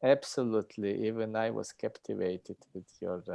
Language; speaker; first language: English; non-native, learner; Ukrainian